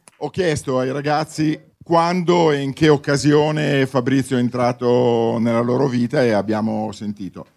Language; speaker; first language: Italian; native; Italian